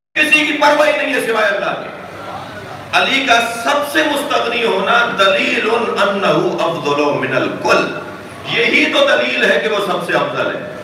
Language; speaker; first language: Urdu; non-native, local second language; Sindhi